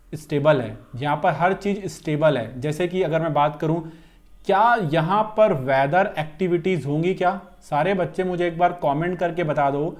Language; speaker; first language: Hindi; native; Hindi